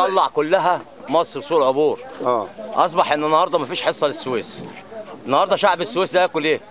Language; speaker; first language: Arabic; native; Arabic